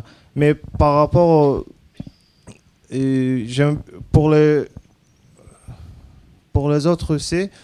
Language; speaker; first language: French; non-native, learner; Azerbaijani